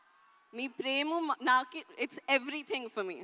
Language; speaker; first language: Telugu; non-native, local second language; Hindi